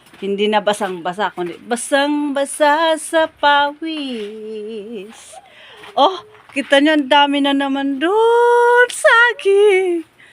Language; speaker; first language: Filipino; non-native, local second language; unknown